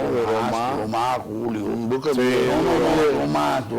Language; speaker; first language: Spanish; native; Spanish